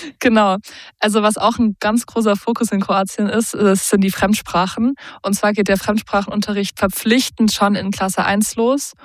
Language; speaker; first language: German; native; German